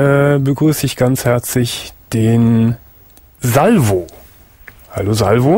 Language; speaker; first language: German; native; German